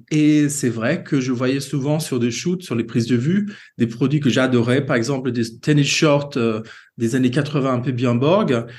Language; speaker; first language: French; non-native, fluent; Swedish